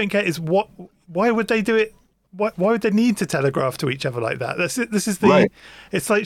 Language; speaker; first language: English; native; English